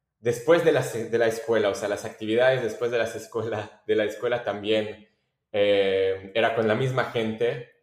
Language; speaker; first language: Spanish; non-native, fluent; French